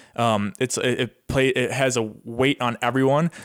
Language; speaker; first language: English; native; English